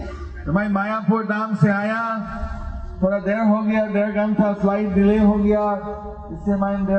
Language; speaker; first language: Hindi; non-native, learner; English